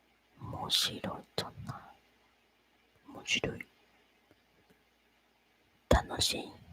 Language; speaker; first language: Japanese; non-native, learner; Spanish